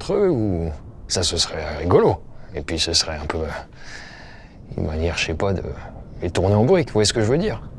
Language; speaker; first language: French; native; French